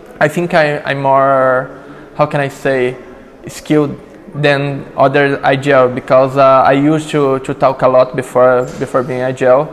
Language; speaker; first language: English; non-native, learner; Portuguese